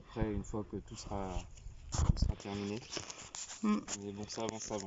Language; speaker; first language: French; native; French